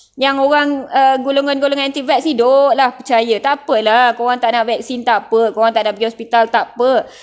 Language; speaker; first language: Malay; non-native, local second language; Tamil